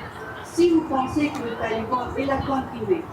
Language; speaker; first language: French; non-native, learner; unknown